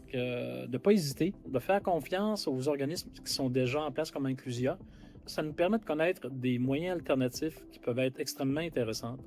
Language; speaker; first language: French; native; French